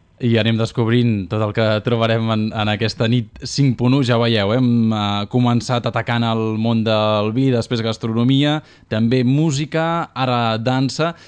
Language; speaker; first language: Catalan; native; Catalan